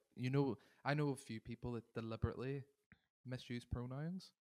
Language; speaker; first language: English; native; English